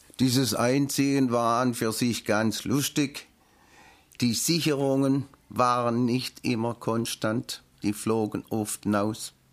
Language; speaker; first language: German; native; German